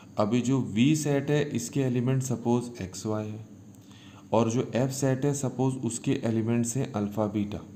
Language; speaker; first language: Hindi; native; Hindi